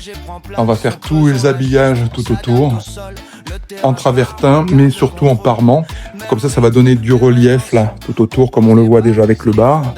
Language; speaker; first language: French; native; French